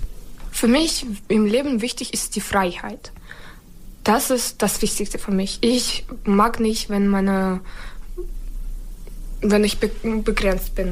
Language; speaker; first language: German; non-native, learner; Ukrainian